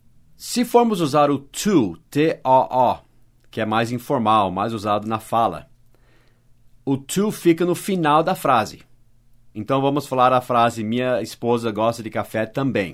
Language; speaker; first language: Portuguese; non-native, fluent; English